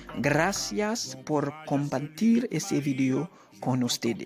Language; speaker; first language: Spanish; non-native, learner; Haitian Creole